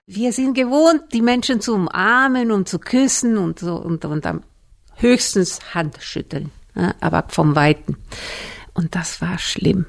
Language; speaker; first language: German; non-native, fluent; Spanish